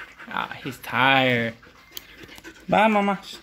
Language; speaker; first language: English; early bilingual, other home language; Spanish